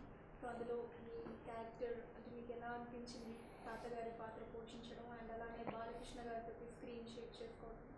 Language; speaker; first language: Telugu; native; Telugu